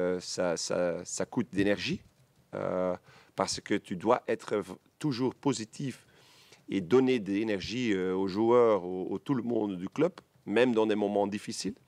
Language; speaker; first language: French; non-native, learner; Dutch